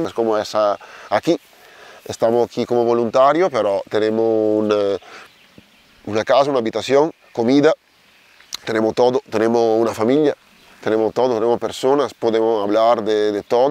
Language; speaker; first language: Spanish; non-native, learner; Italian